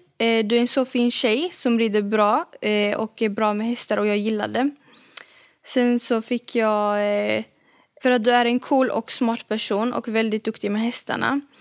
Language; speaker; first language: Swedish; early bilingual, other home language; Arabic